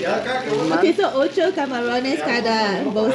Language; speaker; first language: Spanish; non-native, learner; English